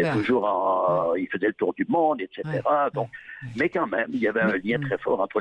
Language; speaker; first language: French; native; French